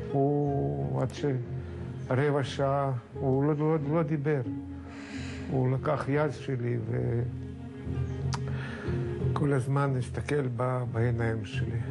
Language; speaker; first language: Hebrew; non-native, fluent; Russian